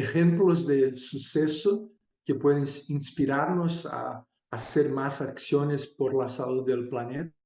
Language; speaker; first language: Spanish; non-native, fluent; Portuguese